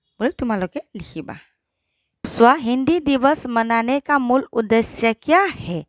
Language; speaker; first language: Hindi; non-native, local second language; Assamese